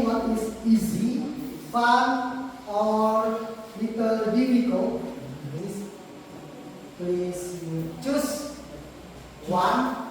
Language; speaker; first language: English; non-native, learner; Indonesian